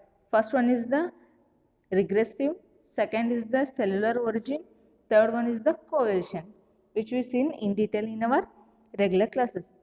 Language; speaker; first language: English; non-native, local second language; Kannada